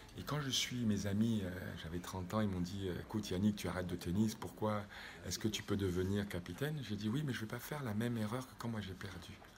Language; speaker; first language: French; native; French